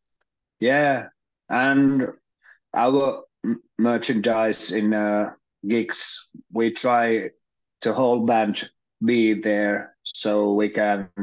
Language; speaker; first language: English; non-native, learner; Finnish